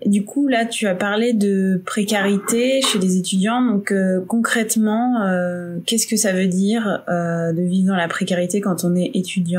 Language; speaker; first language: French; native; French